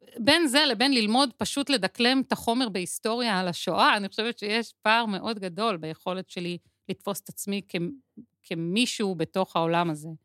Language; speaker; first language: Hebrew; native; Hebrew